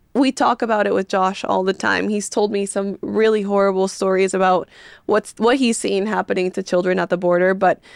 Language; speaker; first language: English; early bilingual, other home language; Spanish